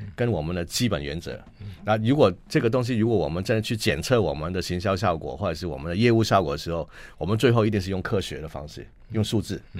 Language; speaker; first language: Chinese; non-native, local second language; Cantonese